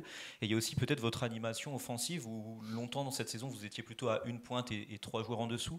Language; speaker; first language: French; native; French